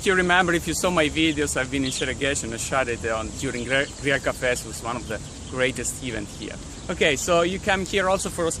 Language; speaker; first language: English; non-native, fluent; Italian